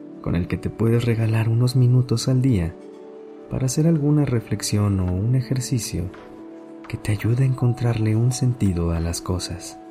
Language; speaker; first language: Spanish; native; Spanish